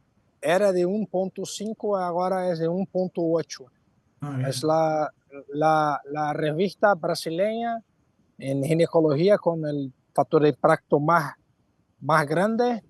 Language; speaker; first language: Spanish; non-native, fluent; Portuguese